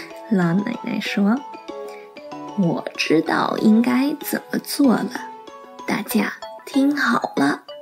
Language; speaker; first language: Chinese; early bilingual, heritage; Chinese